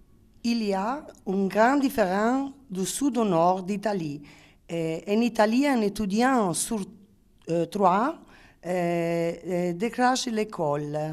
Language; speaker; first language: French; non-native, learner; Italian